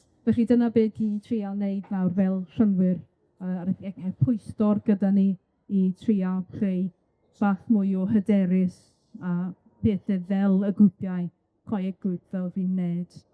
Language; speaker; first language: Welsh; non-native, local second language; English